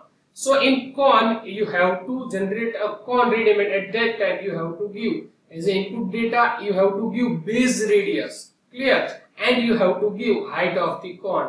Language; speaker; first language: English; non-native, local second language; Gujarati